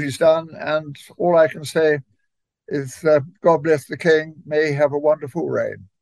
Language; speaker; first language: English; native; English